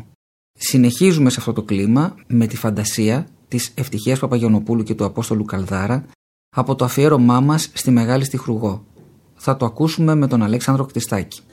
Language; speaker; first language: Greek; native; Greek